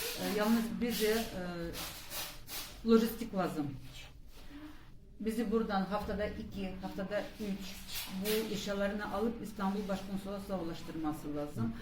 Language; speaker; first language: Turkish; non-native, fluent; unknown